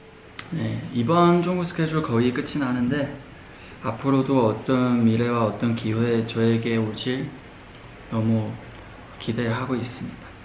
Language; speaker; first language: Korean; non-native, fluent; Chinese